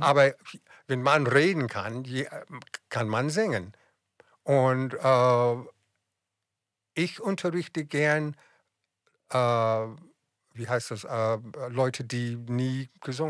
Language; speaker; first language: German; non-native, fluent; English